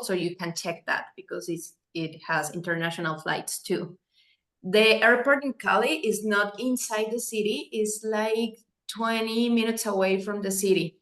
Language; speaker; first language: English; non-native, fluent; Spanish